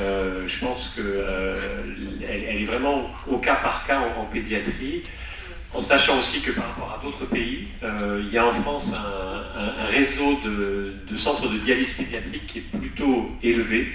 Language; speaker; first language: French; native; French